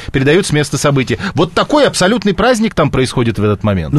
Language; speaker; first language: Russian; native; Russian